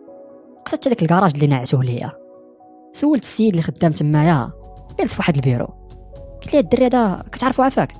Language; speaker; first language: Arabic; native; Arabic